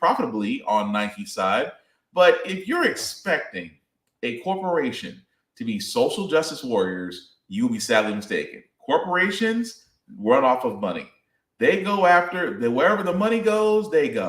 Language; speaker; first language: English; native; English